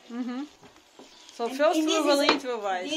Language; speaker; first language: English; non-native, learner; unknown